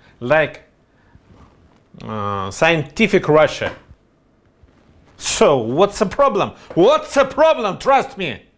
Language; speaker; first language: English; non-native, learner; Russian